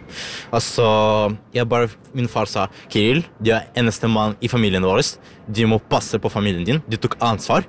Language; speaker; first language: Norwegian; non-native, learner; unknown